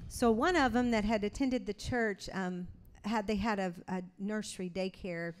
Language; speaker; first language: English; native; English